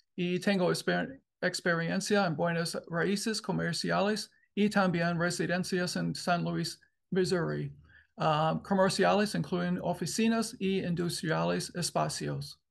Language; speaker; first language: Spanish; non-native, learner; English